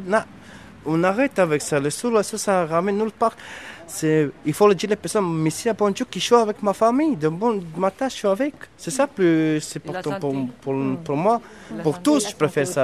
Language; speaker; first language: French; non-native, fluent; Serbian